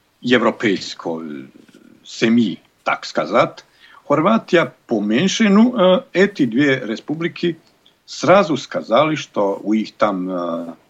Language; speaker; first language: Russian; non-native, learner; Bosnian